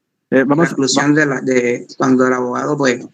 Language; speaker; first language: Spanish; native; Spanish